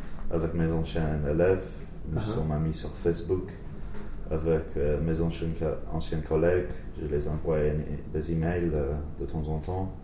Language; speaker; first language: French; non-native, learner; English